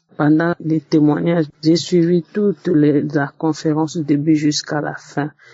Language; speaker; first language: French; non-native, local second language; Lingala